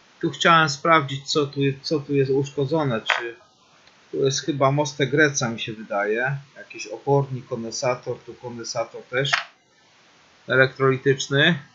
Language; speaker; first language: Polish; native; Polish